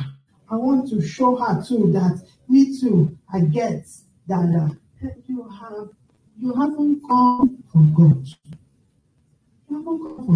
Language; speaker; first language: English; non-native, local second language; Yoruba